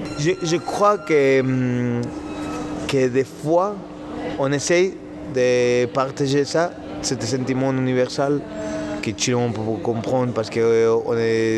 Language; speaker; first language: French; non-native, learner; Spanish